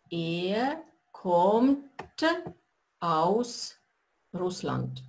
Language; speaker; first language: German; non-native, fluent; Russian